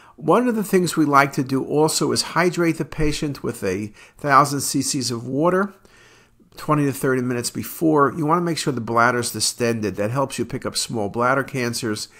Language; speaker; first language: English; native; English